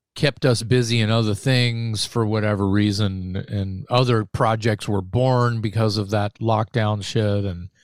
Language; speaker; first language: English; native; English